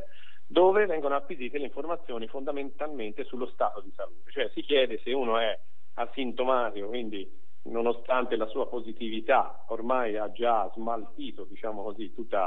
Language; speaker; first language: Italian; native; Italian